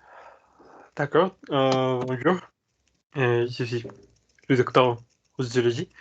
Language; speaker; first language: French; non-native, learner; Spanish